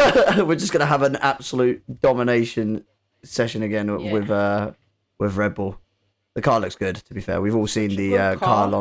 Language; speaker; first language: English; native; English